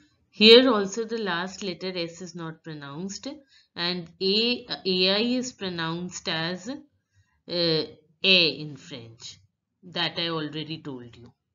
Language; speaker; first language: English; non-native, local second language; Hindi